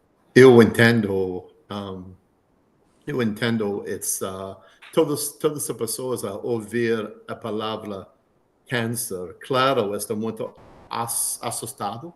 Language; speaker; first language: Portuguese; non-native, learner; English